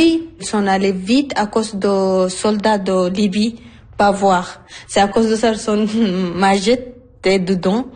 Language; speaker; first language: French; non-native, learner; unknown